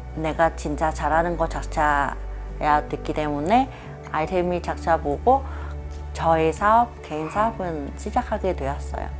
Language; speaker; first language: Korean; non-native, learner; Vietnamese